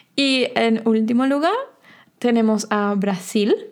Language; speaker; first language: Spanish; native; Spanish